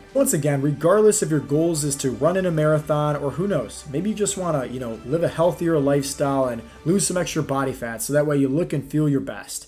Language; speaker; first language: English; native; English